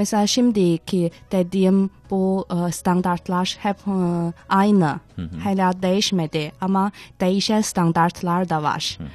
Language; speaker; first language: Turkish; non-native, fluent; Chinese